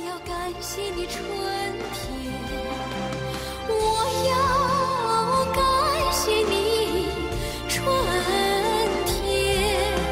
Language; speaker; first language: Chinese; non-native, learner; Polish